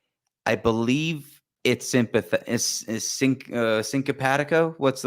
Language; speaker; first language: English; native; English